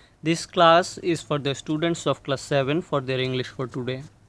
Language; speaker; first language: English; non-native, local second language; Bangla